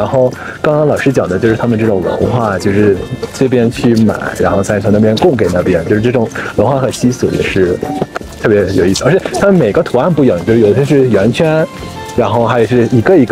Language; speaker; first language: Chinese; non-native, fluent; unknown